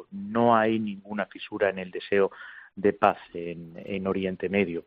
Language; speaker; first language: Spanish; native; Spanish